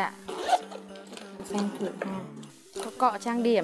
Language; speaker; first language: Vietnamese; native; Vietnamese